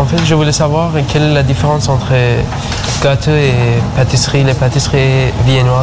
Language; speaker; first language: French; non-native, learner; Persian